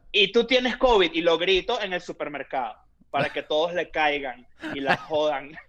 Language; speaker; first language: Spanish; native; Spanish